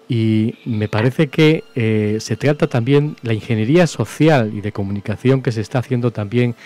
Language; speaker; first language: Spanish; native; Spanish